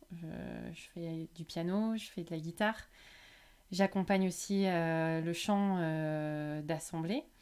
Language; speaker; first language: French; native; French